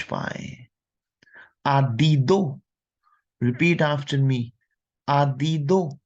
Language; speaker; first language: English; non-native, local second language; Hindi